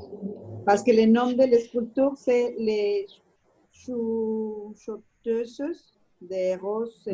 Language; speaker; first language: French; non-native, learner; Spanish